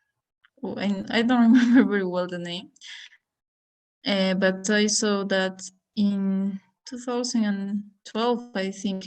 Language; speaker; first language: English; non-native, learner; Spanish